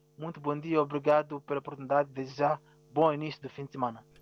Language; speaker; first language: Portuguese; non-native, local second language; Tsonga